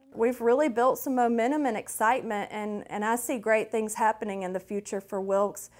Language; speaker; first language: English; native; English